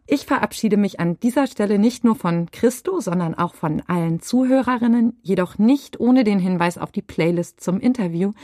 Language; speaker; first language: German; native; German